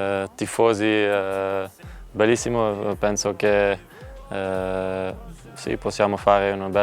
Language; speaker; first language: Italian; non-native, learner; Dutch